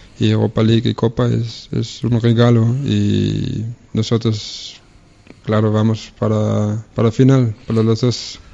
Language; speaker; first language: Spanish; non-native, learner; Danish